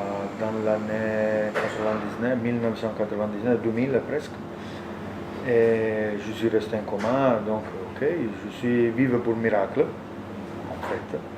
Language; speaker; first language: French; non-native, learner; Italian